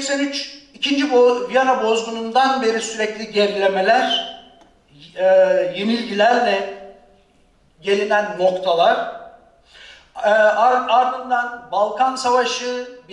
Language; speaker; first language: Turkish; native; Turkish